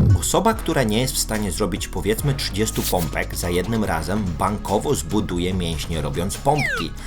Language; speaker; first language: Polish; native; Polish